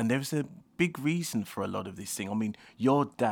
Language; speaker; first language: English; non-native, local second language; Jamaican Creole English